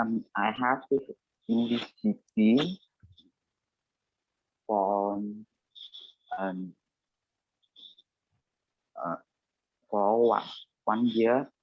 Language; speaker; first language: English; non-native, learner; Vietnamese